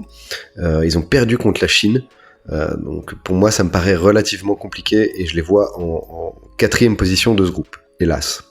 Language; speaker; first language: French; native; French